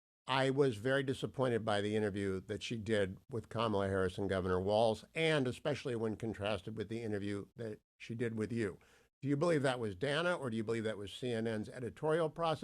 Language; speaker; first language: English; native; English